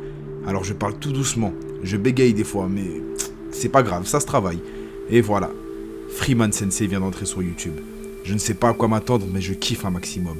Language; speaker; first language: French; native; French